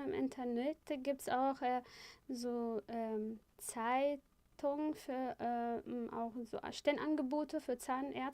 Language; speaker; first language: German; non-native, fluent; Arabic